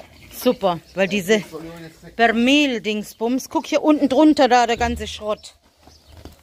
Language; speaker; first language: German; native; German